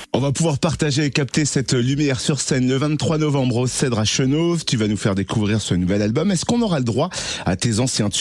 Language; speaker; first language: French; native; French